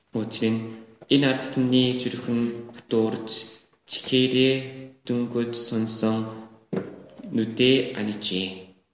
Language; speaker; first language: Mongolian; non-native, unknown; Korean